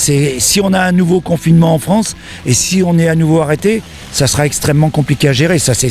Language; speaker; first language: French; native; French